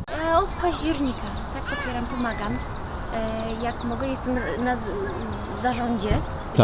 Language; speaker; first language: Polish; early bilingual, heritage; Polish